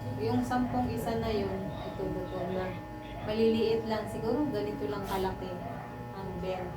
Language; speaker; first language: Filipino; non-native, local second language; Cebuano